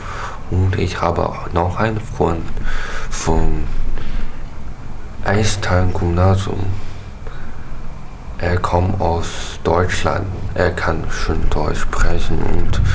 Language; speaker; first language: German; non-native, learner; Chinese